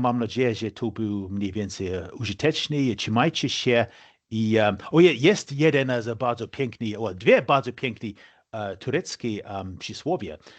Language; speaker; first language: Polish; non-native, fluent; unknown